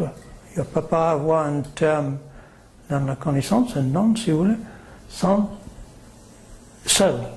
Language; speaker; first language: French; non-native, learner; English